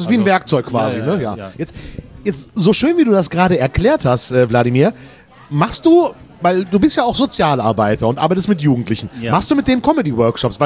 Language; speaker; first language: German; native; German